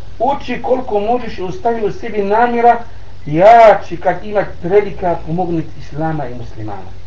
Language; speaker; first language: Bosnian; non-native, learner; Arabic